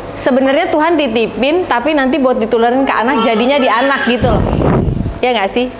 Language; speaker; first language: Indonesian; native; Indonesian